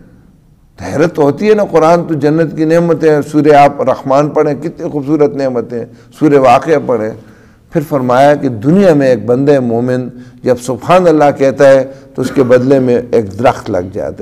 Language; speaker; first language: Urdu; native; Urdu